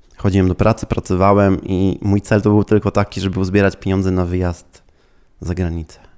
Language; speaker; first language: Polish; early bilingual, heritage; Polish